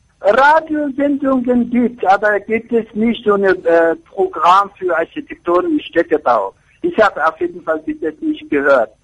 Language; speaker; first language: German; non-native, fluent; Persian